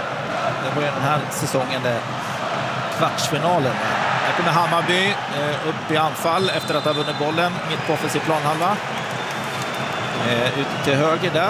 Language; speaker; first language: Swedish; native; Swedish